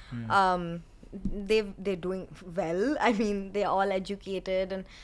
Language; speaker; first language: English; non-native, local second language; Hindi